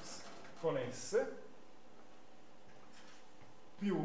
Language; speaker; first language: Italian; native; Italian